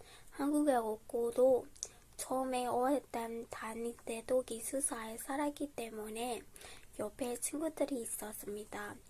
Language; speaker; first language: Korean; non-native, fluent; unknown